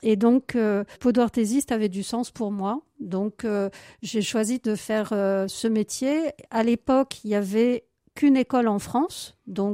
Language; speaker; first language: French; native; French